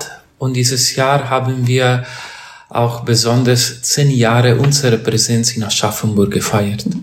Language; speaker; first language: German; non-native, fluent; Italian